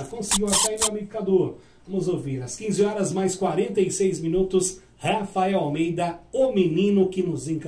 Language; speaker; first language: Portuguese; native; Portuguese